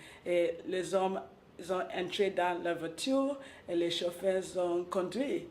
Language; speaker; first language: French; non-native, local second language; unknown